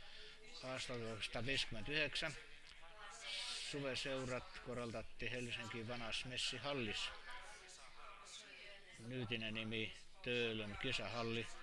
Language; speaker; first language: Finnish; non-native, learner; Estonian